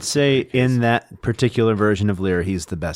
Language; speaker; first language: English; native; English